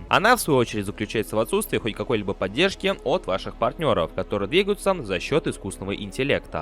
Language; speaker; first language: Russian; native; Russian